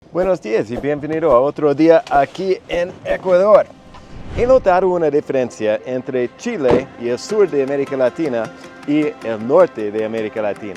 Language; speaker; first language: Spanish; non-native, fluent; English